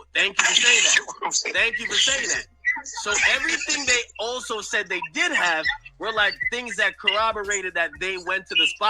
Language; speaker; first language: English; native; English